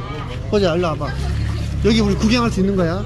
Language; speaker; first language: Korean; native; Korean